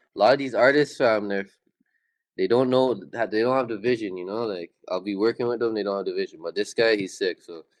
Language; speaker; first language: English; native; English